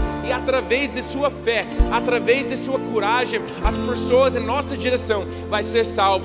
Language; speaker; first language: Portuguese; non-native, learner; English